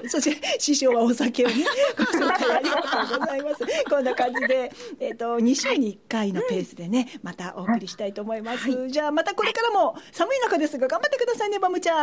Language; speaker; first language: Japanese; native; Japanese